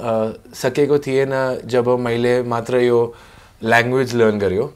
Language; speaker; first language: Nepali; non-native, learner; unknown